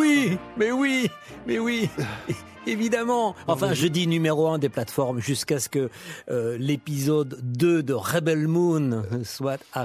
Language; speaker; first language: French; native; French